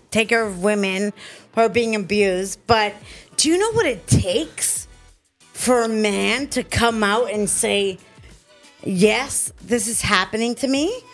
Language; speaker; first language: English; native; English